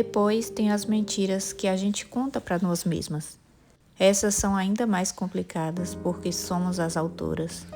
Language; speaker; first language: Portuguese; native; Portuguese